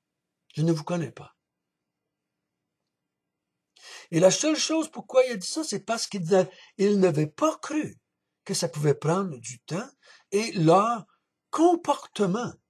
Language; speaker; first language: French; native; French